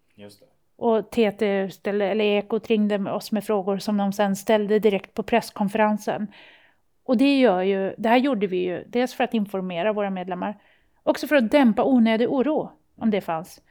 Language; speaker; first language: Swedish; native; Swedish